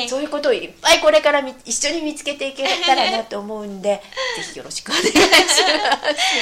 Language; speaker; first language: Japanese; native; Japanese